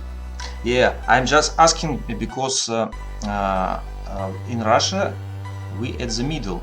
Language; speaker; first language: English; non-native, learner; Russian